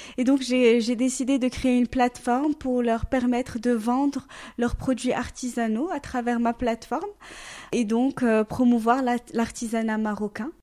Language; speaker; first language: French; native; French